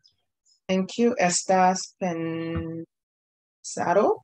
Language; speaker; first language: Spanish; non-native, learner; English